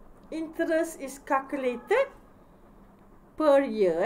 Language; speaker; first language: English; non-native, local second language; Malay